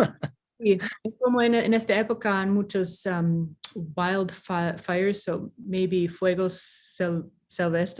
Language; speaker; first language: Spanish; non-native, fluent; English